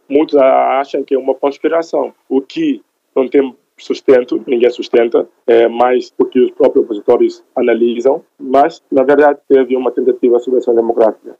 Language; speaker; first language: Portuguese; non-native, local second language; Upper Guinea Crioulo